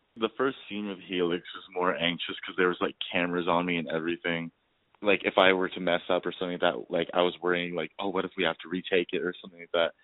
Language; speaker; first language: English; native; English